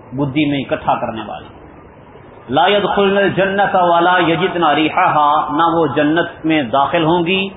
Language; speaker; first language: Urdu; non-native, local second language; Punjabi